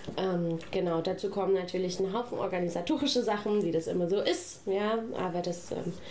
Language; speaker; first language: German; native; German